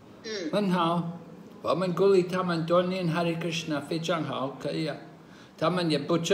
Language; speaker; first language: Chinese; non-native, learner; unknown